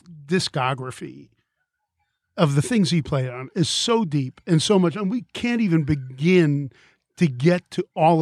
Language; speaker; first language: English; native; English